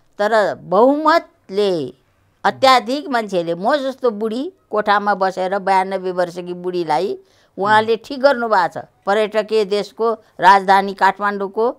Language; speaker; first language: Nepali; native; Nepali